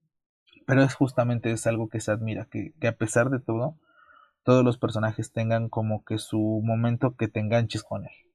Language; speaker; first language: Spanish; native; Spanish